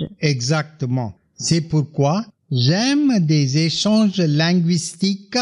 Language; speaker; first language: French; non-native, fluent; Tamil